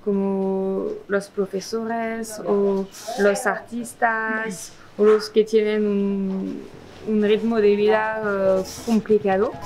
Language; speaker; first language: Spanish; non-native, fluent; French